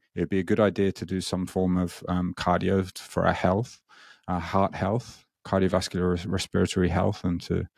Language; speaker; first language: English; native; English